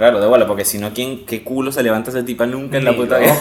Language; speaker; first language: Spanish; native; Spanish